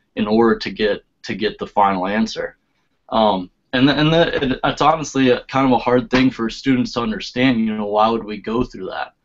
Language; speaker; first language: English; native; English